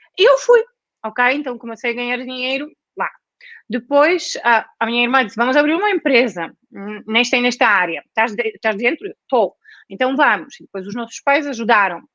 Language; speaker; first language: Portuguese; non-native, fluent; Polish